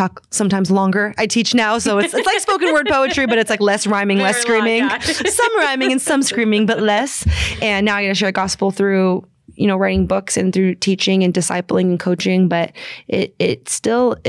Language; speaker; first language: English; native; English